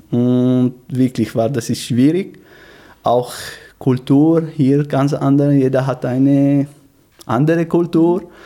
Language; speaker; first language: German; non-native, learner; Arabic